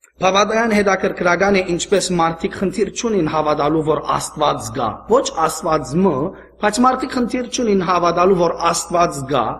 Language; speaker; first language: Armenian; early bilingual, heritage; Armenian